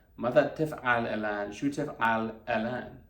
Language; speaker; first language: Arabic; non-native, fluent; English